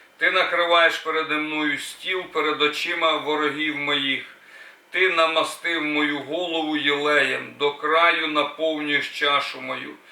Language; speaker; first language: Ukrainian; native; Ukrainian